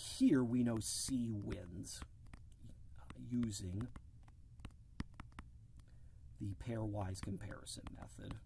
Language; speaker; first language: English; native; English